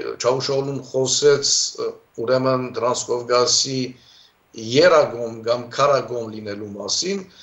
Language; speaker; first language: Armenian; early bilingual, heritage; Armenian